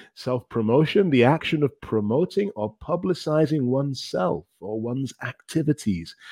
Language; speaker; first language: English; native; English